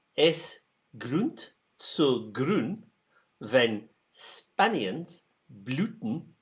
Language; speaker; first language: German; non-native, learner; English